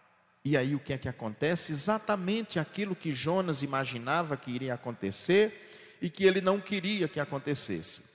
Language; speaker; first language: Portuguese; native; Portuguese